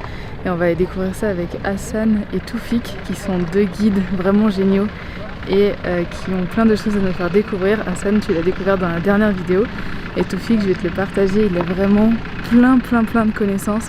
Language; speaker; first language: French; native; French